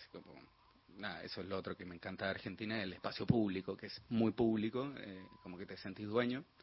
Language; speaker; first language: Spanish; native; Spanish